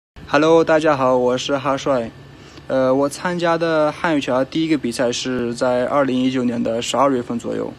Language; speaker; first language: Chinese; non-native, fluent; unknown